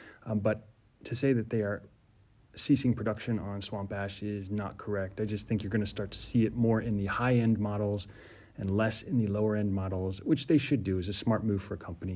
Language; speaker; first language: English; native; English